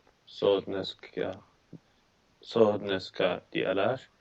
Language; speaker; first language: Czech; non-native, learner; English